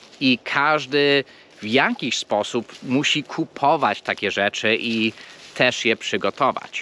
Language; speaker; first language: Polish; non-native, fluent; English